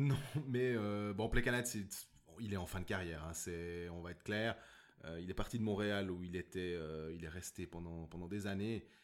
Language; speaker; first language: French; native; French